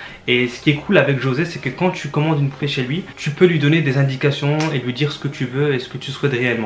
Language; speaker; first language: French; native; French